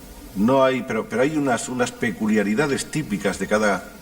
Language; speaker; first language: Spanish; native; Spanish